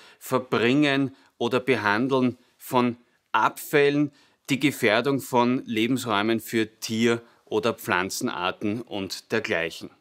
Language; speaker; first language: German; native; German